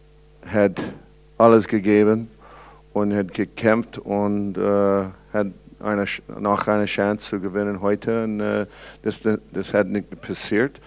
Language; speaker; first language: German; non-native, learner; English